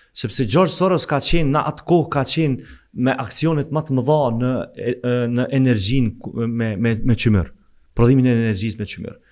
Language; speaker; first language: Albanian; native; Albanian